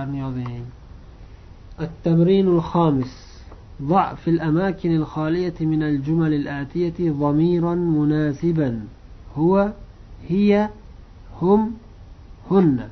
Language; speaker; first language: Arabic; non-native, fluent; Uzbek